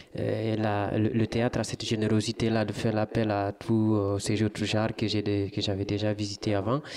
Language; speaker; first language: French; non-native, local second language; Fula